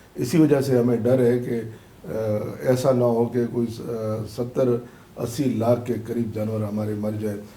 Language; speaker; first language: Urdu; non-native, local second language; Sindhi